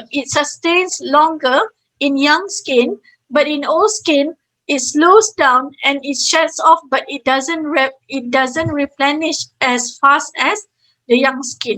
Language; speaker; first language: English; non-native, fluent; Malay